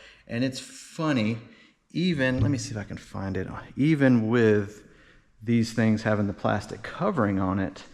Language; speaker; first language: English; native; English